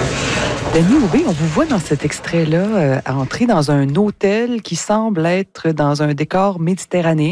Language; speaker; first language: French; native; French